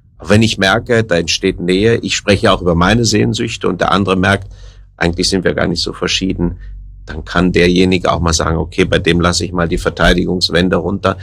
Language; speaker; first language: German; native; German